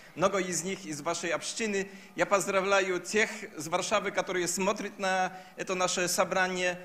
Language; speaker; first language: Russian; non-native, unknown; Polish